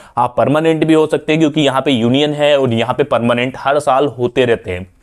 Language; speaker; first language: Hindi; native; Hindi